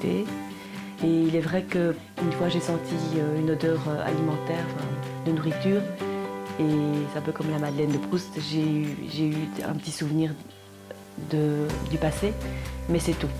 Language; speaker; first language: French; early bilingual, other home language; Korean